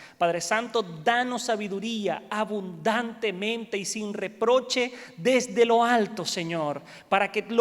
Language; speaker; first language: Spanish; native; Spanish